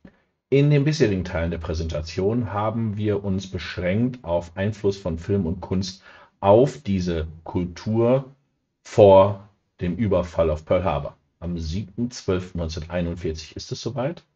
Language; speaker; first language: German; native; German